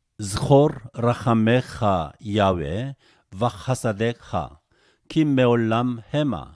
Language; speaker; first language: Hebrew; non-native, fluent; Korean